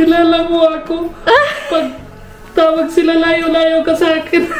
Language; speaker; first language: Filipino; non-native, learner; Punjabi